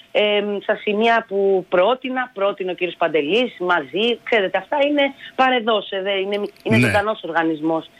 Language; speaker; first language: Greek; early bilingual, other home language; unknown